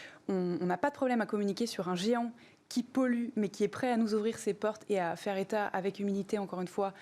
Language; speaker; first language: French; native; French